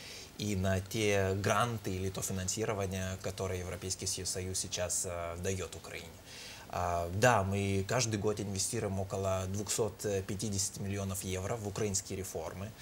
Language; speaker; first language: Russian; non-native, fluent; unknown